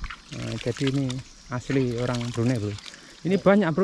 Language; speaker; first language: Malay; non-native, local second language; Javanese